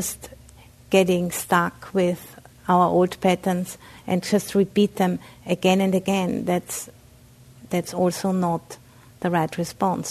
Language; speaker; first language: English; non-native, fluent; German